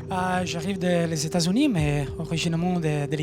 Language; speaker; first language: French; non-native, fluent; Italian